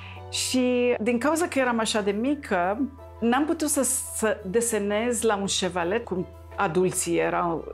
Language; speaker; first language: Romanian; native; Romanian